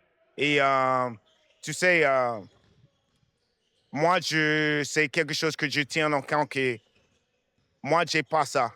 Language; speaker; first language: French; non-native, fluent; English